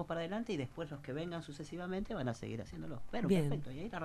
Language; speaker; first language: Spanish; native; Spanish